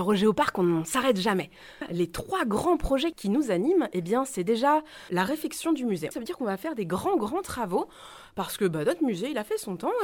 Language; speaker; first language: French; native; French